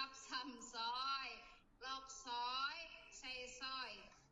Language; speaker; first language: Cantonese; non-native, learner; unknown